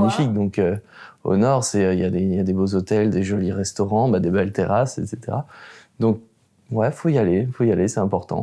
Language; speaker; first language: French; native; French